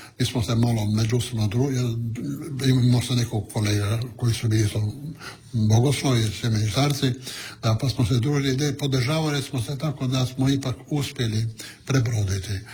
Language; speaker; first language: Croatian; non-native, local second language; Italian